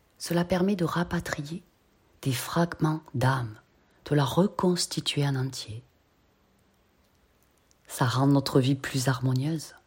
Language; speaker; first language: French; native; French